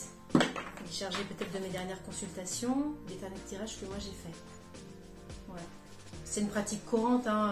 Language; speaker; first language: French; native; French